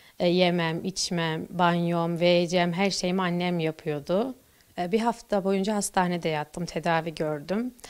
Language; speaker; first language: Turkish; native; Turkish